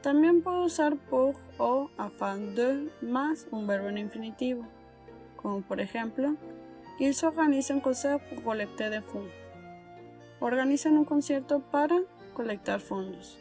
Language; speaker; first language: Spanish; native; Spanish